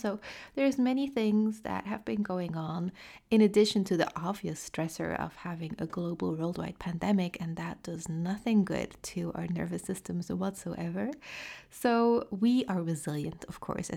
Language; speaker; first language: English; non-native, fluent; French